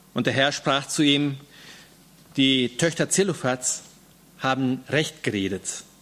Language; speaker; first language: German; native; German